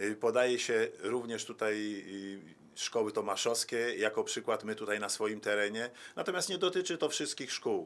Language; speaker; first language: Polish; native; Polish